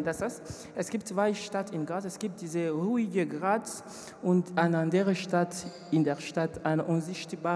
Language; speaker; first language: German; non-native, learner; French